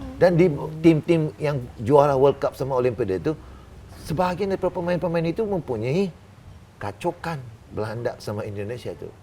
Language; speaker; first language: Indonesian; non-native, fluent; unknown